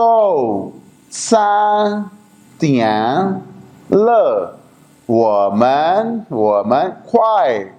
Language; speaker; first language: Chinese; non-native, learner; Urdu